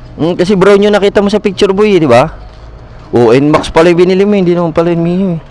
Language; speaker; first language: Filipino; native; Filipino